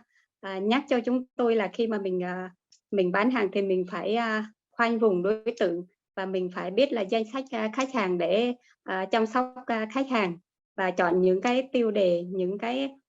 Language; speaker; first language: Vietnamese; native; Vietnamese